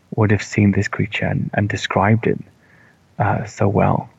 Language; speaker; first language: English; native; English